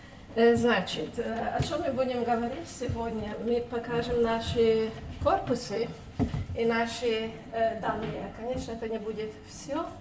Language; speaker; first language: Russian; non-native, fluent; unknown